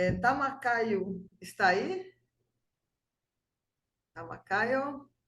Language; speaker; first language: Portuguese; non-native, fluent; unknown